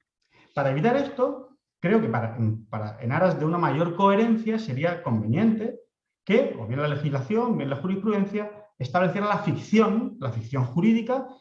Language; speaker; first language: Spanish; native; Spanish